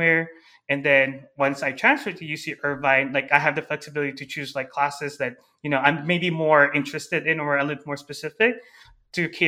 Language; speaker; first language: English; non-native, local second language; Filipino